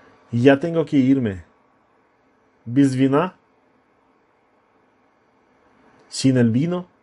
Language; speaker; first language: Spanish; non-native, fluent; Russian